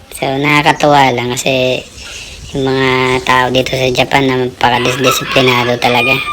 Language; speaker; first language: Filipino; native; Filipino